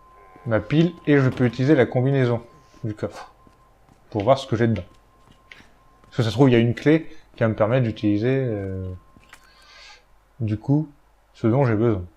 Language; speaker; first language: French; native; French